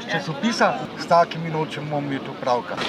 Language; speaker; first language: Slovenian; native; Slovenian